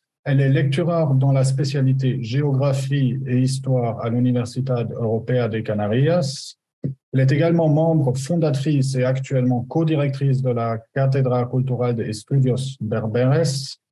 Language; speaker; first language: French; native; French